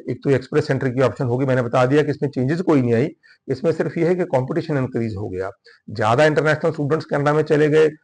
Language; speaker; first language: Hindi; non-native, local second language; Punjabi